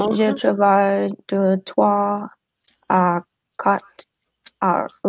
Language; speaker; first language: French; non-native, learner; English